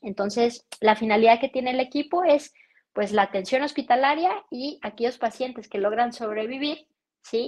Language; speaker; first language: Spanish; native; Spanish